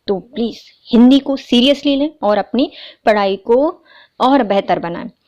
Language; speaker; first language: Hindi; native; Hindi